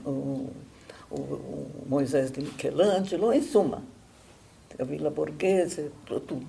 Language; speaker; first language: Portuguese; non-native, fluent; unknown